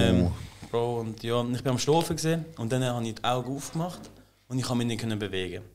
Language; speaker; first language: German; native; German